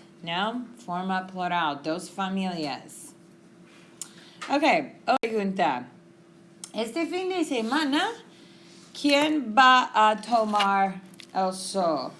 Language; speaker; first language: Spanish; non-native, fluent; English